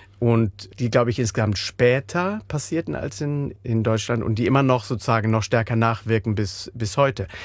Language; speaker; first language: German; native; German